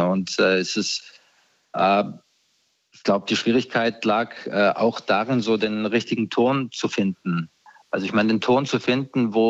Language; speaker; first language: German; early bilingual, other home language; Croatian